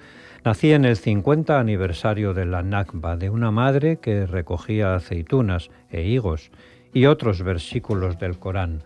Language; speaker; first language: Spanish; native; Spanish